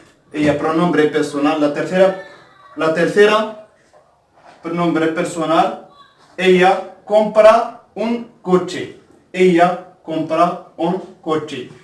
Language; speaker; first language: Spanish; non-native, fluent; Arabic